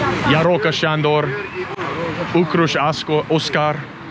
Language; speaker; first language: Hungarian; non-native, learner; English